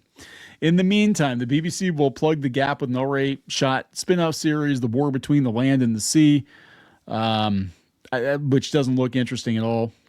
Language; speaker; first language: English; native; English